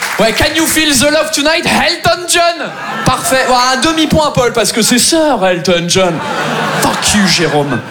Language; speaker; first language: French; non-native, fluent; English